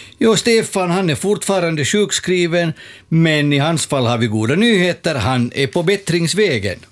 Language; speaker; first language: Swedish; native; Swedish